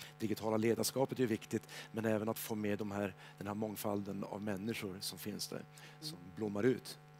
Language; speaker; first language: Swedish; native; Swedish